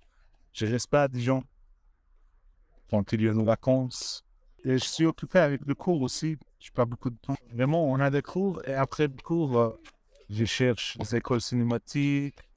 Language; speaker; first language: French; non-native, learner; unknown